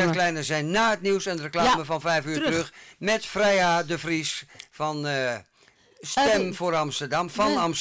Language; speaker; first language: Dutch; native; Dutch